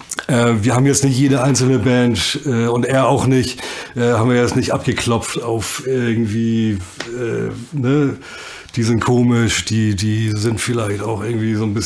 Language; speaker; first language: German; native; German